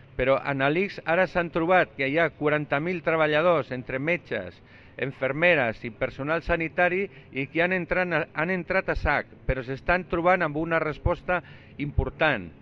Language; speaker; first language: Catalan; non-native, local second language; Spanish